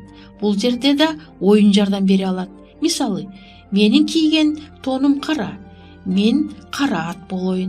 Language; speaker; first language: Kyrgyz; native; Kyrgyz